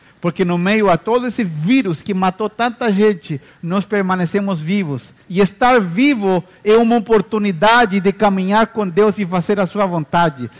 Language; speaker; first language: Portuguese; non-native, fluent; Spanish